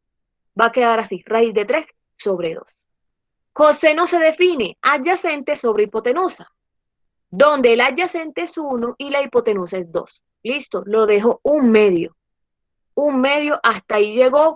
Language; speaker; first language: Spanish; native; Spanish